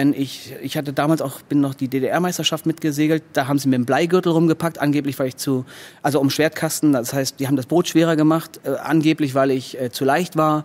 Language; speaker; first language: German; native; German